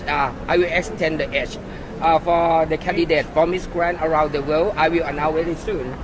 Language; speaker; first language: English; non-native, learner; Thai